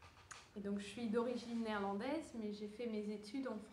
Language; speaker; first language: French; early bilingual, other home language; Dutch